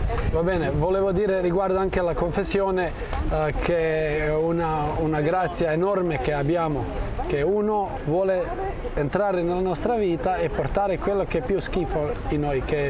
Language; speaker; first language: Italian; non-native, fluent; Croatian